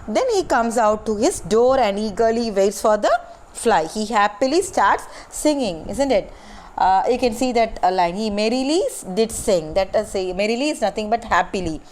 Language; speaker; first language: English; non-native, local second language; Tamil